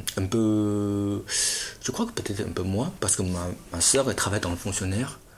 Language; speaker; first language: French; non-native, fluent; Chinese